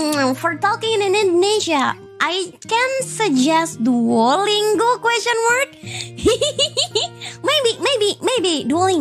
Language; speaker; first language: English; non-native, fluent; Indonesian